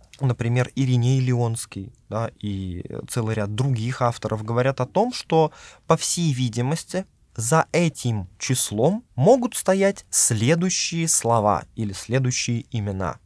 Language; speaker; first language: Russian; native; Russian